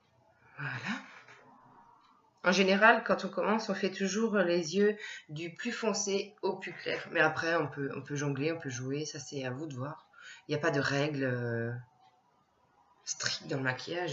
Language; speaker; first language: French; native; French